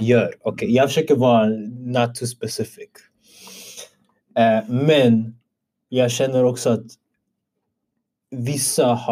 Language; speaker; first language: Swedish; early bilingual, other home language; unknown